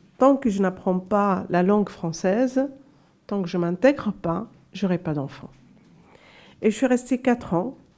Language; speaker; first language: French; non-native, local second language; Arabic